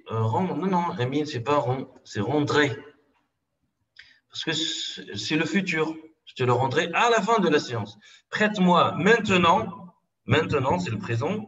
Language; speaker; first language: French; non-native, local second language; Arabic